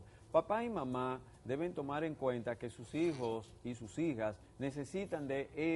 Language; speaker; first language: Spanish; native; Spanish